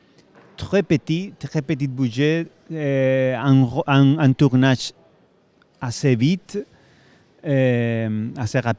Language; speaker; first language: French; non-native, fluent; Spanish